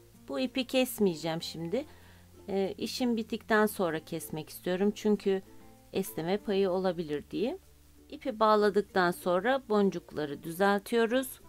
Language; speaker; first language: Turkish; native; Turkish